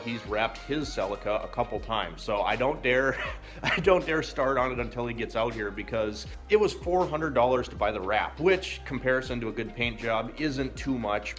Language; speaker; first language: English; native; English